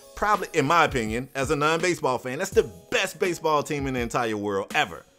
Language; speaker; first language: English; native; English